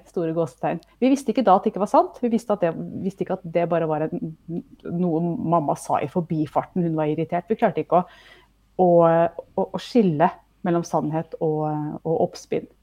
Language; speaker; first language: Norwegian; native; Norwegian